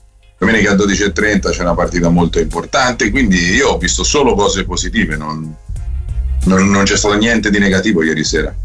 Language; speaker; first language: Italian; native; Italian